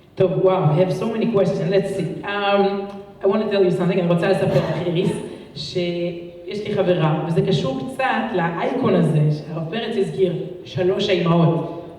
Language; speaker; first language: Hebrew; native; Hebrew